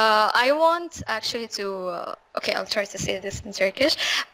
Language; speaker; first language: English; non-native, fluent; Arabic